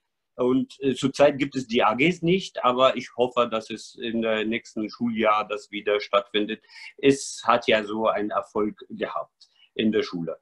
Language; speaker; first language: German; non-native, fluent; Arabic